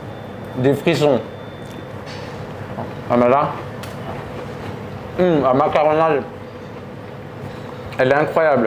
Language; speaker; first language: French; native; French